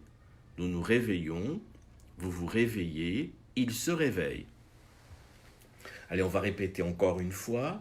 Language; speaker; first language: French; non-native, fluent; Portuguese